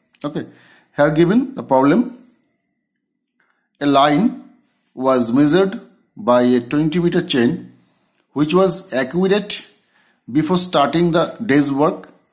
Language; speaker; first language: English; non-native, local second language; Bangla